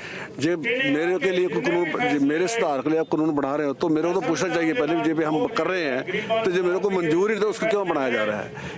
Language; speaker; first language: Hindi; non-native, local second language; Punjabi